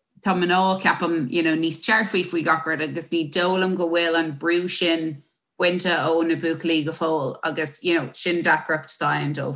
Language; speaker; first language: Irish; non-native, local second language; English